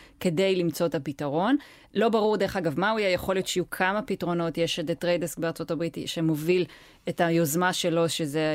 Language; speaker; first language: Hebrew; native; Hebrew